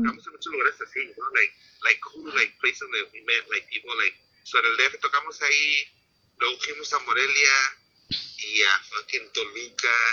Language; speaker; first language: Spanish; early bilingual, heritage; Spanish